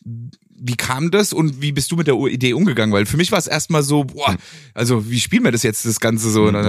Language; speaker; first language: German; native; German